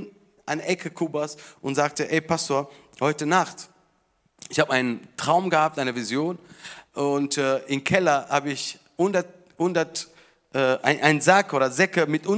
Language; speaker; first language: German; non-native, fluent; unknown